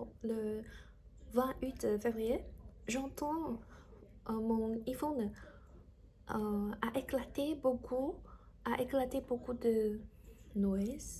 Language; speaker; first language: French; non-native, learner; Chinese